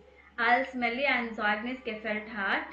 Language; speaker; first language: German; non-native, fluent; Tamil